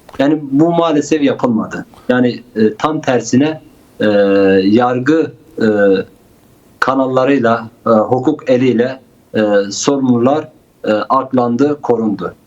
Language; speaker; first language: Turkish; non-native, local second language; Kurdish